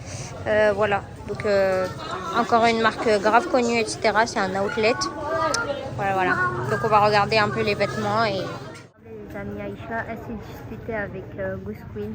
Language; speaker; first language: French; native; French